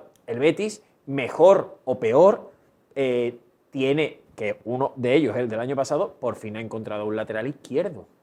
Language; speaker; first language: Spanish; native; Spanish